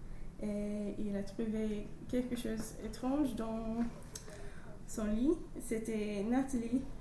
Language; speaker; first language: French; non-native, learner; English